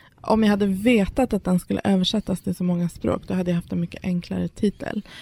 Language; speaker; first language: Swedish; early bilingual, other home language; Persian